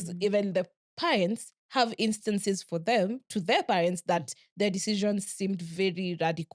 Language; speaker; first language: English; non-native, local second language; Swahili